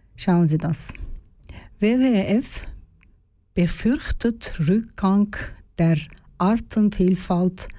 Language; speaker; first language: German; non-native, learner; Turkish